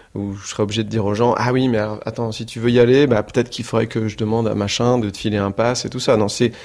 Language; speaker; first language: French; native; French